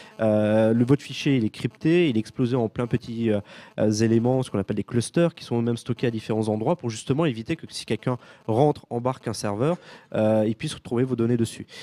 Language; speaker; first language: French; native; French